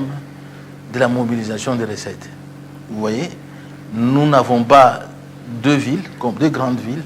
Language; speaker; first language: French; non-native, local second language; Luba-Lulua